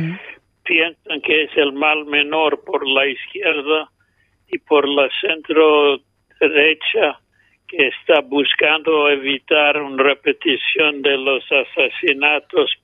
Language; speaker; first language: Spanish; non-native, fluent; English